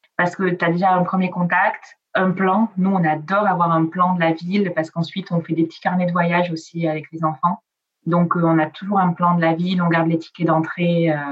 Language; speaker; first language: French; early bilingual, other home language; Italian